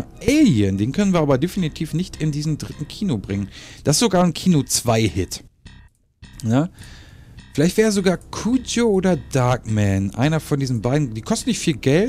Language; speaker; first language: German; native; German